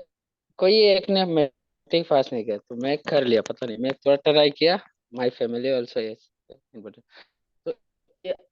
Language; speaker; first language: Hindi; non-native, local second language; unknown